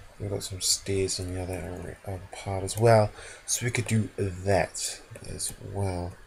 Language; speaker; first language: English; native; English